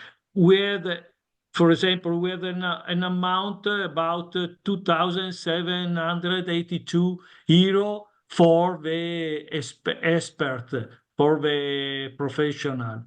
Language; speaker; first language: English; non-native, learner; Italian